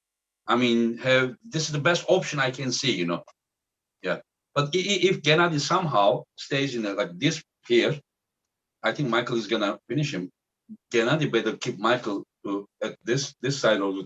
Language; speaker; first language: English; non-native, fluent; Turkish